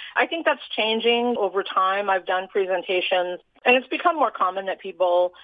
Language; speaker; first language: English; native; English